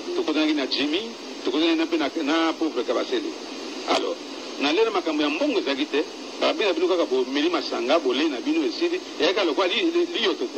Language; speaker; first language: Lingala; native; Lingala